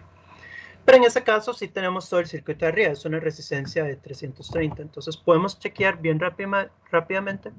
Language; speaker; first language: Spanish; native; Spanish